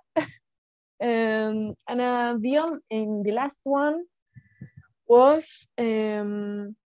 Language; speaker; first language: English; non-native, fluent; Spanish